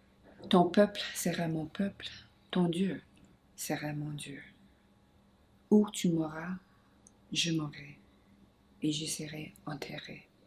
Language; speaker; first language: French; non-native, local second language; English